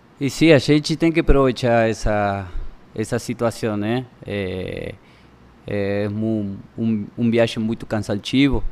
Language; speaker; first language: Portuguese; non-native, learner; Spanish